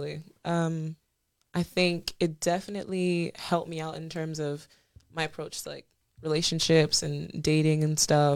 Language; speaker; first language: English; native; English